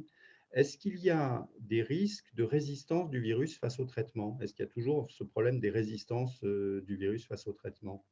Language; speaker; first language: French; native; French